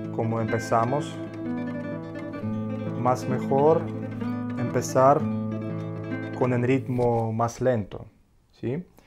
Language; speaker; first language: Spanish; non-native, learner; Russian